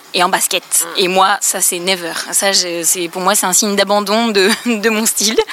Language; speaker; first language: French; native; French